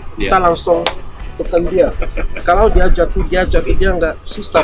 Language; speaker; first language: Indonesian; non-native, fluent; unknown